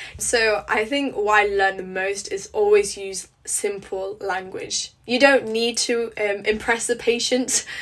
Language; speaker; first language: English; early bilingual, other home language; Polish